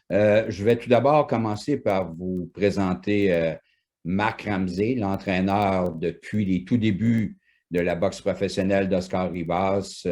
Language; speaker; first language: French; native; French